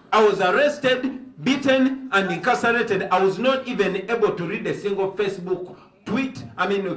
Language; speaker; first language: English; non-native, local second language; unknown